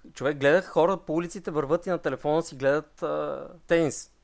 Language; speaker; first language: Bulgarian; native; Bulgarian